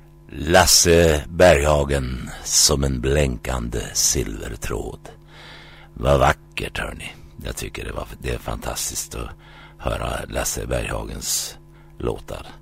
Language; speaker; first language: Swedish; native; Swedish